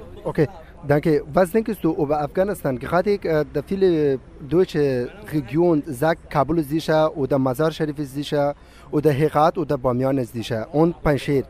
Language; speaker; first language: German; non-native, learner; Pashto